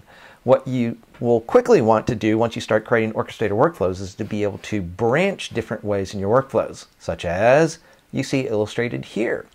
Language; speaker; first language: English; native; English